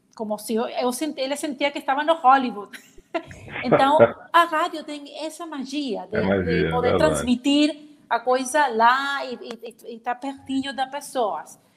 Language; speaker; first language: Portuguese; non-native, learner; Spanish